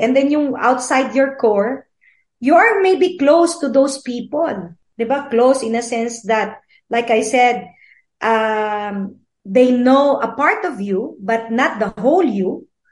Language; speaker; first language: English; non-native, local second language; Filipino